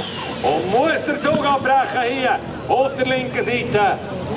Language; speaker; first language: German; native; German